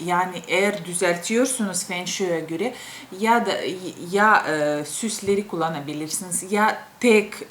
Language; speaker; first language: Turkish; non-native, fluent; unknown